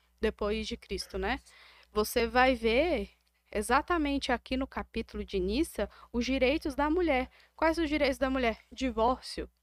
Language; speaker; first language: Portuguese; native; Portuguese